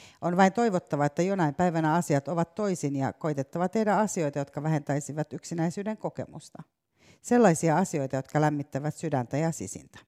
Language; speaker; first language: Finnish; native; Finnish